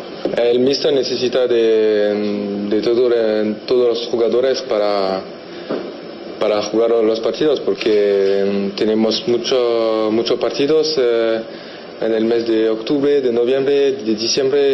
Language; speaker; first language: Spanish; non-native, fluent; French